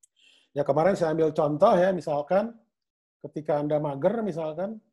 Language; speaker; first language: Indonesian; native; Indonesian